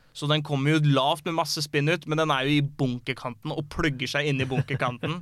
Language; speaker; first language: Norwegian; native; Norwegian